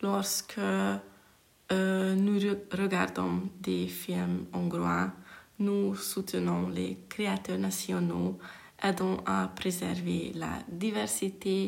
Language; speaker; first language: French; non-native, fluent; Hungarian